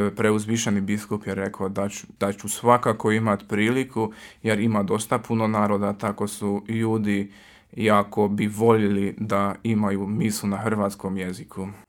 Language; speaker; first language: Croatian; early bilingual, heritage; Croatian